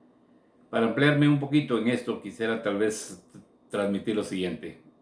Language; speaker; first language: Spanish; native; Spanish